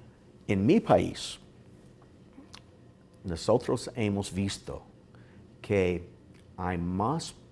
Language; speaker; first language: Spanish; non-native, learner; English